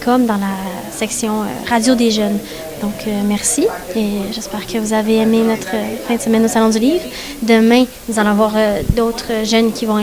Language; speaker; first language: French; native; French